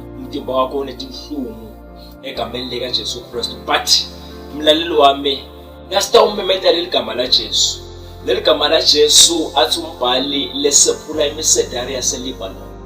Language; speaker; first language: Zulu; non-native, local second language; Swati